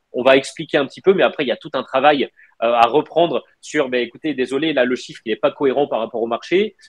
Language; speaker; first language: French; native; French